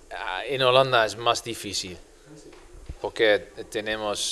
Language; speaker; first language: Spanish; non-native, fluent; Dutch